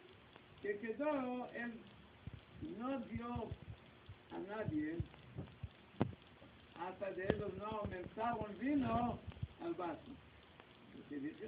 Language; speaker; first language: Spanish; non-native, learner; Hebrew